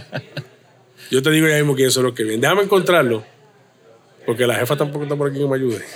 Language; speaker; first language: Spanish; native; Spanish